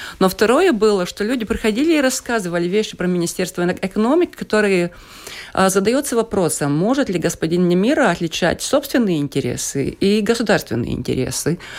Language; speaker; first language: Russian; non-native, local second language; Latvian